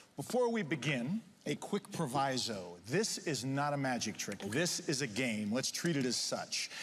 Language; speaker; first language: English; native; English